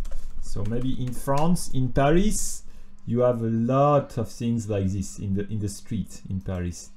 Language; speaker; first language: English; non-native, fluent; French